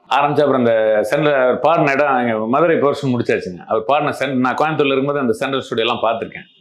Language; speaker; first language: Tamil; non-native, local second language; Malayalam